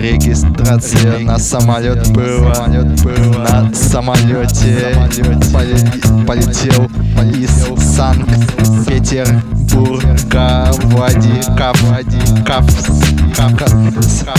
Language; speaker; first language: Russian; non-native, learner; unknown